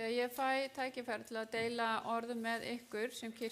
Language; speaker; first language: Icelandic; non-native, learner; Spanish